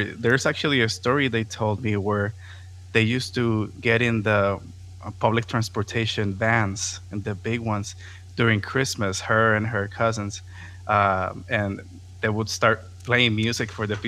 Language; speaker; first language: English; non-native, fluent; Spanish